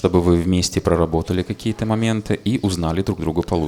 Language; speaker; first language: Russian; native; Russian